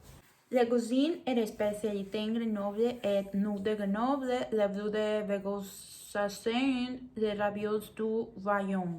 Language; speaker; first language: French; non-native, learner; Spanish